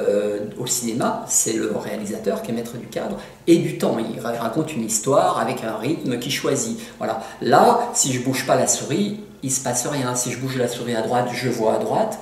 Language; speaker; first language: French; native; French